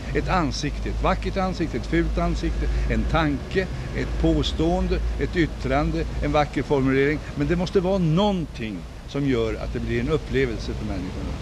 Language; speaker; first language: Swedish; native; Swedish